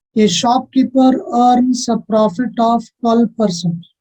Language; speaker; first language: English; non-native, local second language; Kannada